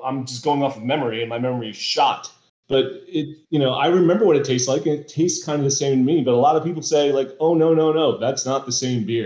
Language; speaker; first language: English; native; English